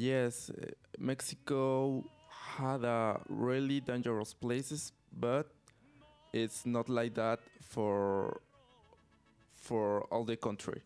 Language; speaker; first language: English; non-native, learner; Spanish